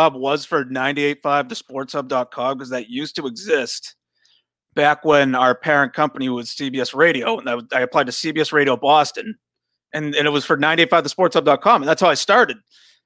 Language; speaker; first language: English; native; English